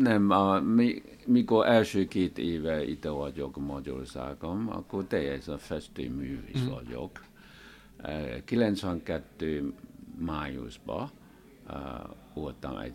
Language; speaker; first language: Hungarian; non-native, learner; Chinese